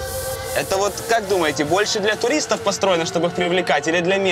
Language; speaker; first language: Russian; native; Russian